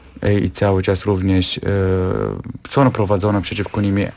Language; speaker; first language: Polish; non-native, fluent; Kurdish